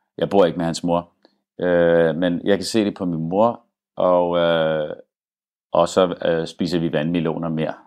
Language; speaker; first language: Danish; early bilingual, other home language; Arabic